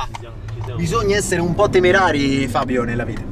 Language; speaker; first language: Italian; native; Italian